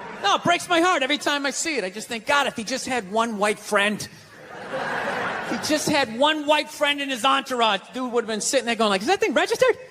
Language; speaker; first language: English; native; English